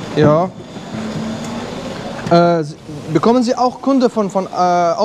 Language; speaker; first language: German; non-native, learner; Arabic